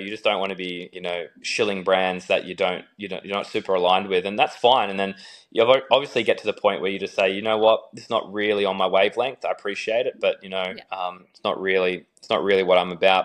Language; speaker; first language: English; native; English